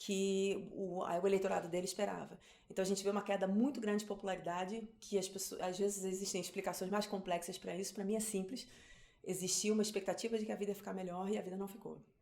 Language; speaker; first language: Portuguese; native; Portuguese